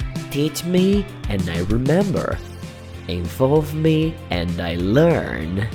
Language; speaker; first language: English; non-native, fluent; Portuguese